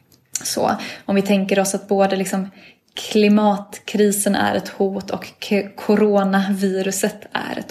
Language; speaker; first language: Swedish; native; Swedish